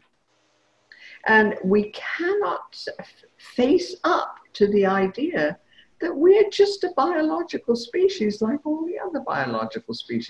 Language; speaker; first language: English; native; English